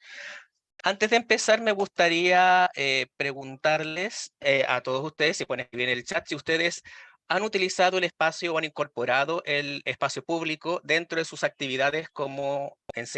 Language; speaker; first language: Spanish; native; Spanish